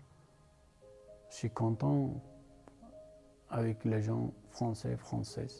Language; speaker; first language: French; non-native, learner; Persian